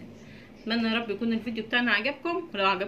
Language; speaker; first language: Arabic; native; Arabic